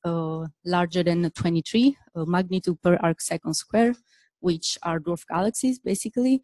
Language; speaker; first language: English; non-native, fluent; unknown